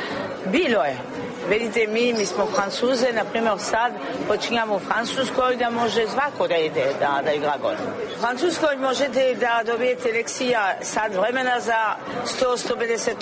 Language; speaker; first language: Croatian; non-native, learner; French